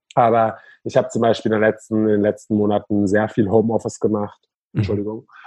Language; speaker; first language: German; native; German